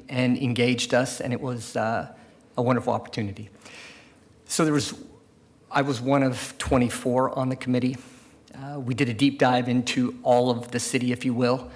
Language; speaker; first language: English; native; English